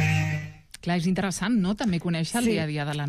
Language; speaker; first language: Catalan; native; Catalan